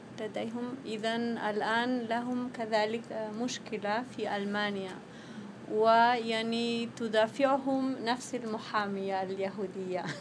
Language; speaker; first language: Arabic; non-native, fluent; Spanish